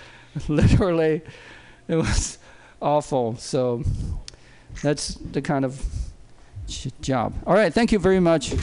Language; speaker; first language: English; non-native, fluent; Chinese